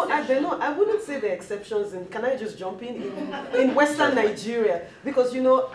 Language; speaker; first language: English; non-native, local second language; Yoruba